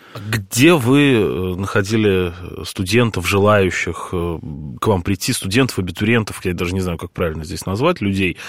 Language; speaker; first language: Russian; native; Russian